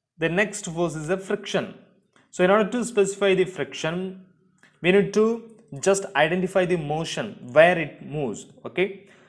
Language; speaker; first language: English; non-native, local second language; Tamil